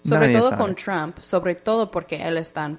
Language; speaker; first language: Spanish; non-native, fluent; English